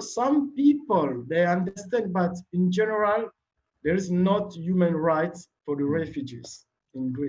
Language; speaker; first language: English; non-native, learner; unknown